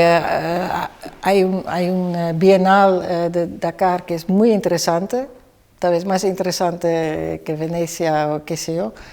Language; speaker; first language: Spanish; non-native, fluent; Dutch